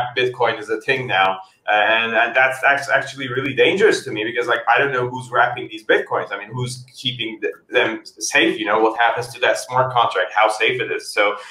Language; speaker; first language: English; non-native, fluent; Turkish